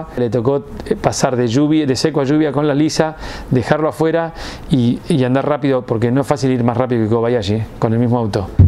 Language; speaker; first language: Spanish; native; Spanish